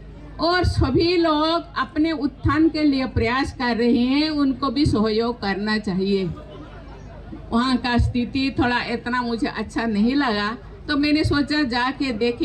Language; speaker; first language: Hindi; non-native, local second language; Santali